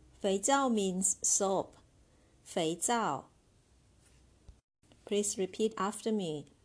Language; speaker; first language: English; non-native, fluent; Chinese